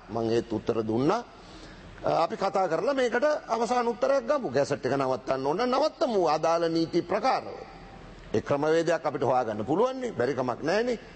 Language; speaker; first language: Sinhala; native; Sinhala